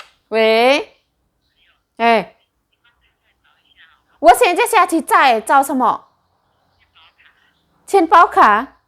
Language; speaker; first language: Chinese; non-native, learner; Indonesian